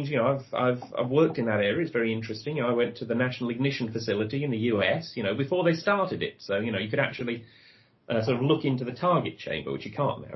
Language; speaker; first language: English; native; English